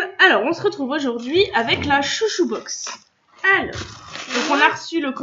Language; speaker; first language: French; native; French